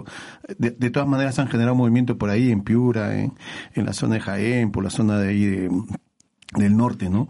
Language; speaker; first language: Spanish; native; Spanish